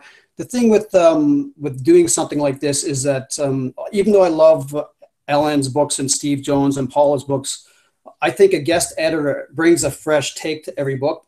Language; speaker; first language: English; native; English